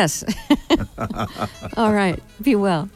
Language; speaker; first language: English; native; English